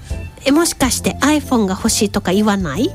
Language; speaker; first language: Japanese; native; Japanese